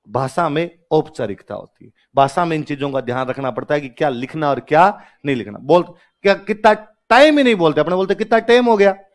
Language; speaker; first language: Hindi; non-native, local second language; Rajasthani